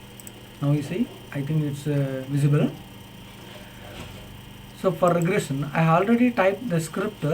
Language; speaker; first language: English; non-native, local second language; Tamil